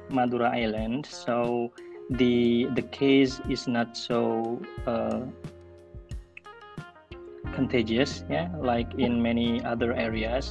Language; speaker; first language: English; non-native, fluent; Indonesian